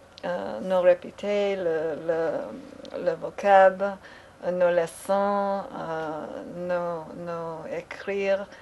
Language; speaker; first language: French; non-native, learner; English